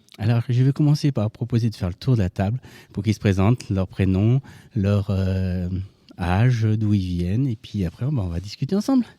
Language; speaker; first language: French; native; French